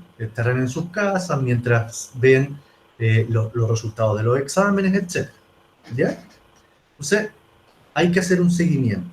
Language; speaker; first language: Spanish; native; Spanish